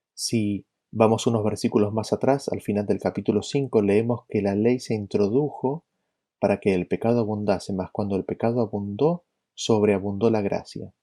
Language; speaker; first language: Spanish; native; Spanish